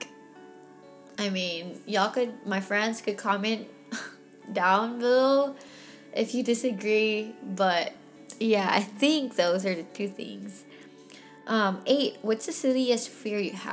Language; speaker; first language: English; non-native, local second language; Filipino